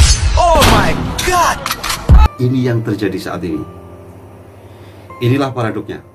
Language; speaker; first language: Indonesian; native; Indonesian